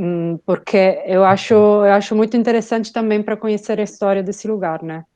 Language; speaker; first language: Portuguese; non-native, fluent; Italian